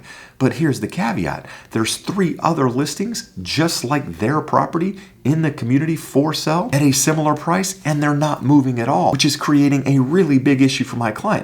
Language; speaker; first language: English; native; English